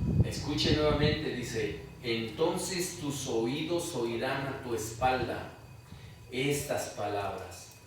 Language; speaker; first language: Spanish; native; Spanish